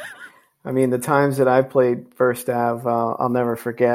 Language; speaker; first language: English; native; English